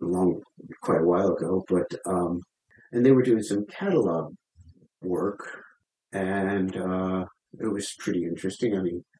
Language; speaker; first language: English; native; English